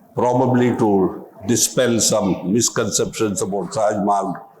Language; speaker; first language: English; non-native, local second language; Tamil